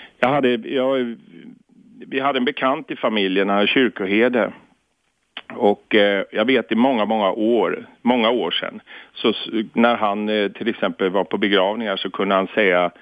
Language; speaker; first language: Swedish; native; Swedish